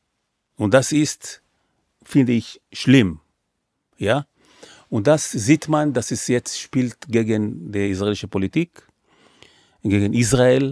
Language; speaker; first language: German; non-native, fluent; Hebrew